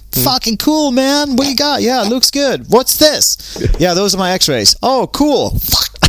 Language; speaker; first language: English; non-native, fluent; Swedish